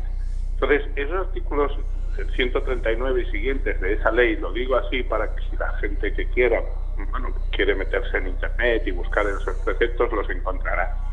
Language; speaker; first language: Spanish; native; Spanish